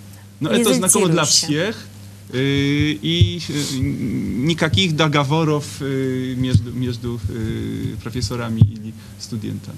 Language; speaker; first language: Russian; non-native, fluent; Polish